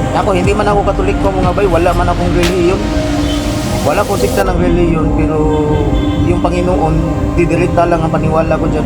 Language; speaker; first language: Filipino; non-native, local second language; Cebuano